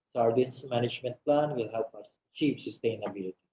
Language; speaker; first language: English; non-native, local second language; Filipino